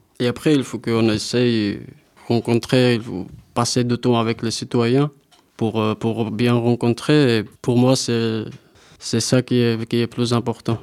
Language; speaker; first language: French; non-native, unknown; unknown